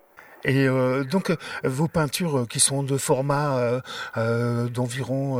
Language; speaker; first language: French; native; French